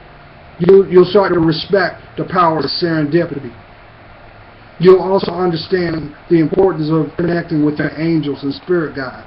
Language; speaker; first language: English; native; English